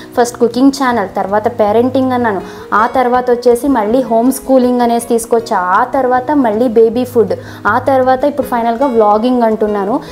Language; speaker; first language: Telugu; non-native, local second language; Kannada